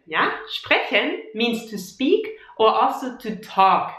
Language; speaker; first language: English; non-native, fluent; German